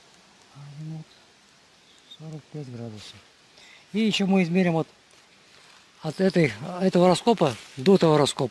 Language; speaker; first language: Russian; native; Russian